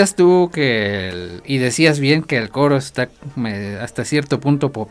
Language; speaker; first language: Spanish; native; Spanish